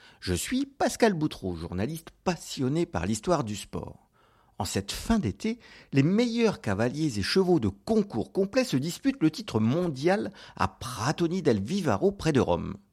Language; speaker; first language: French; native; French